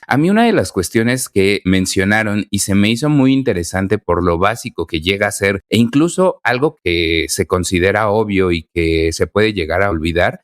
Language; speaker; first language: Spanish; native; Spanish